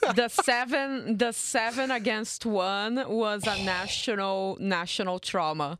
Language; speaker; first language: English; non-native, fluent; Portuguese